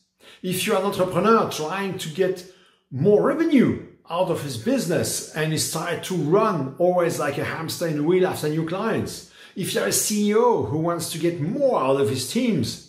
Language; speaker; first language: English; non-native, fluent; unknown